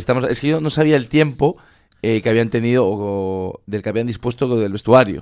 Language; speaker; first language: Spanish; native; Spanish